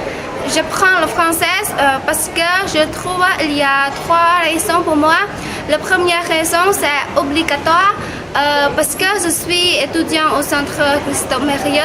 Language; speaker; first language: French; non-native, learner; Khmer